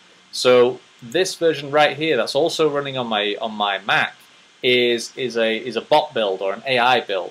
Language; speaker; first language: English; native; English